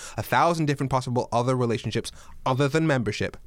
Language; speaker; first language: English; native; English